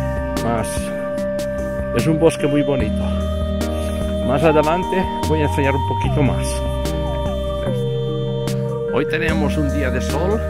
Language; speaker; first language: Spanish; non-native, fluent; Portuguese